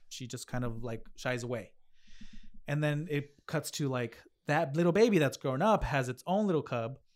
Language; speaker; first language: English; native; English